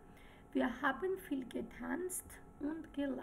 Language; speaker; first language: German; non-native, fluent; Georgian